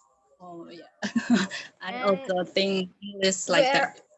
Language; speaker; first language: English; non-native, learner; Indonesian